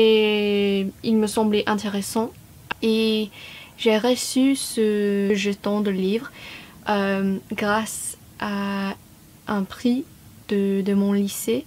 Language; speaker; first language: French; non-native, fluent; English